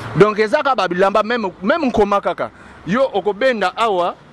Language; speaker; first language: Lingala; native; Lingala